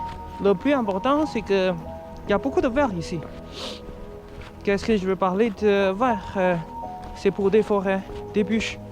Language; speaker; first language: French; non-native, fluent; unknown